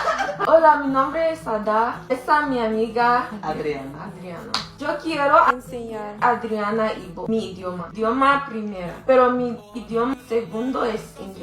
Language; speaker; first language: Spanish; non-native, learner; Igbo